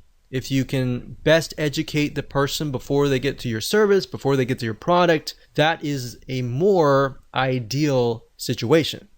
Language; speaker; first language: English; native; English